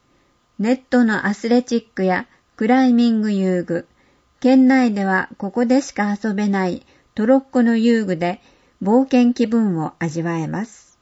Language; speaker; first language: Japanese; native; Japanese